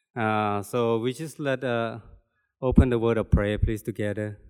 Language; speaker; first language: English; non-native, fluent; Khmer